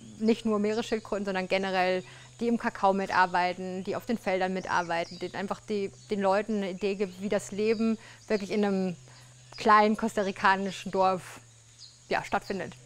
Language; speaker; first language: German; native; German